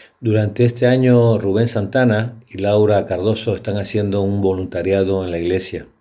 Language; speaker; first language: Spanish; native; Spanish